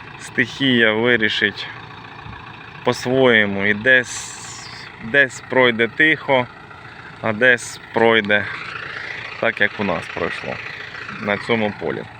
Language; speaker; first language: Ukrainian; native; Ukrainian